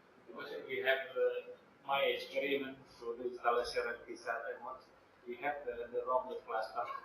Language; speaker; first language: English; non-native, learner; Indonesian